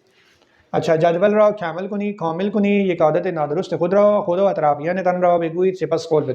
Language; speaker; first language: Persian; non-native, fluent; Urdu